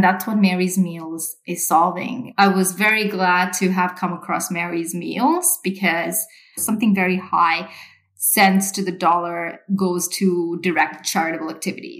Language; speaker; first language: English; non-native, local second language; Sinhala